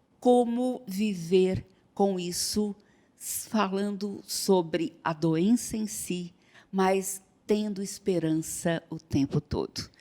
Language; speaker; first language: Portuguese; native; Portuguese